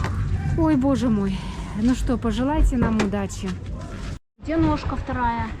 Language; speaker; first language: Russian; native; Russian